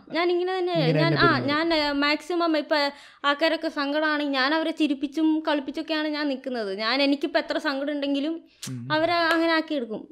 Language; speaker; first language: Malayalam; early bilingual, heritage; Malayalam